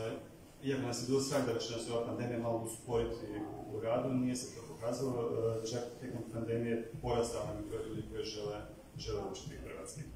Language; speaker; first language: Croatian; native; Croatian